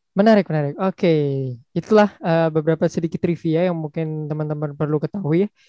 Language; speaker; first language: Indonesian; native; Indonesian